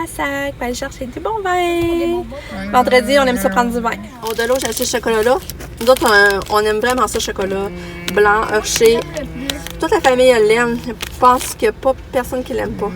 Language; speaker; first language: French; native; French